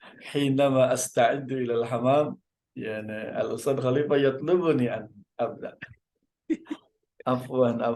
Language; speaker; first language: Arabic; non-native, fluent; Indonesian